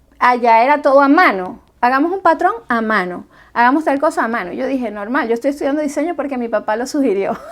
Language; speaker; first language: Spanish; native; Spanish